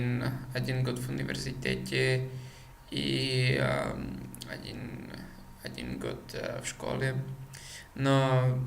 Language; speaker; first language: Russian; non-native, learner; Czech